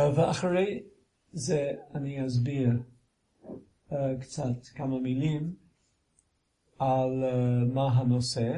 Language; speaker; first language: Hebrew; non-native, fluent; English